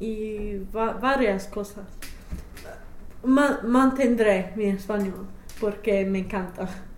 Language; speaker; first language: Spanish; non-native, fluent; English